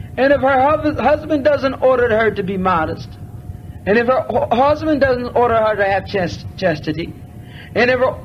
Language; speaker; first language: English; native; English